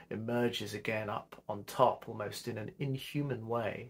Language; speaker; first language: English; native; English